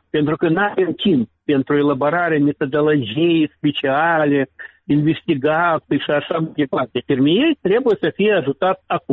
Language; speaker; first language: Romanian; non-native, local second language; Russian